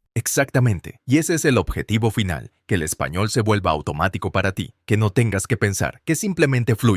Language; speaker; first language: Spanish; non-native, fluent; English